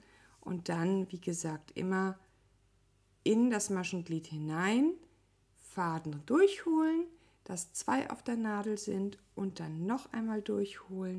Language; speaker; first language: German; native; German